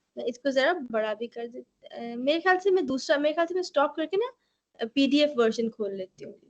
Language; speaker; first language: Urdu; native; Urdu